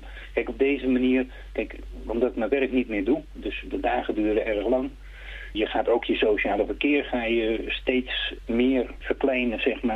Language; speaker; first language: Dutch; native; Dutch